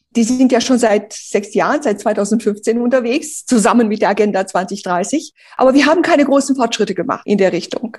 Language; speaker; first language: German; early bilingual, other home language; Romanian